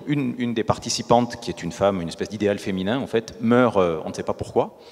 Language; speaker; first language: French; native; French